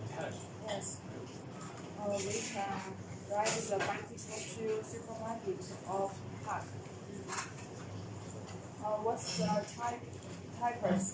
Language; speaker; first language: English; non-native, learner; Chinese